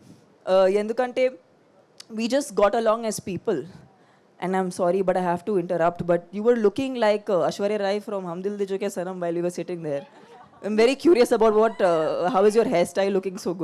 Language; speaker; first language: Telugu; non-native, local second language; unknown